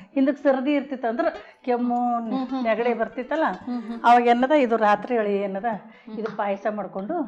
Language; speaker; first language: Kannada; native; Kannada